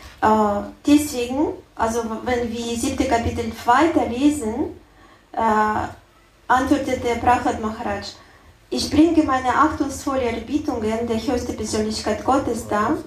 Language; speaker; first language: German; non-native, learner; Russian